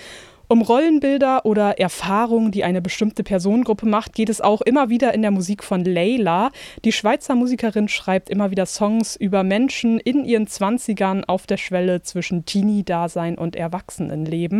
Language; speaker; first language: German; native; German